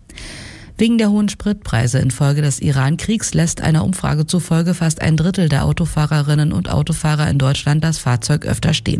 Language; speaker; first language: German; native; German